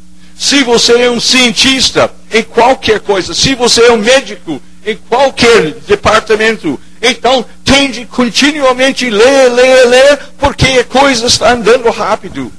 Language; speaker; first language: Portuguese; non-native, fluent; English